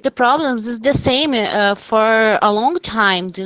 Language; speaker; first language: English; non-native, fluent; Portuguese